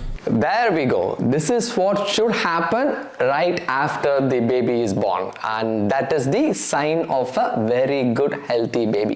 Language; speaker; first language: English; non-native, local second language; Tamil